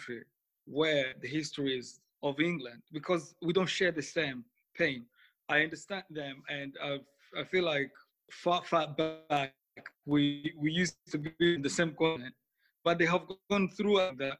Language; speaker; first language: English; non-native, local second language; Kinyarwanda